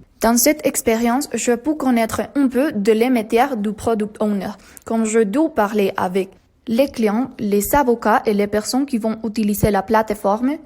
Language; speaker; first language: French; non-native, learner; Spanish